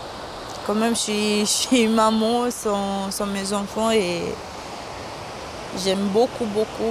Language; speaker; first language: French; non-native, fluent; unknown